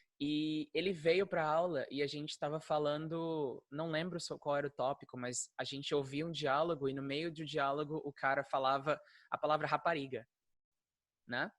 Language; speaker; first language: Portuguese; native; Portuguese